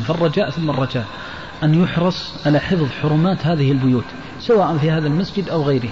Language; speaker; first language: Arabic; native; Arabic